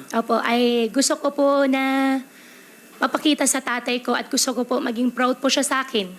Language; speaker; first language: Filipino; native; Filipino